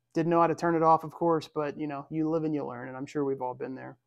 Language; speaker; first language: English; native; English